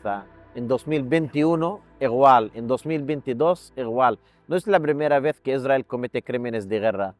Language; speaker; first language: Spanish; non-native, fluent; Arabic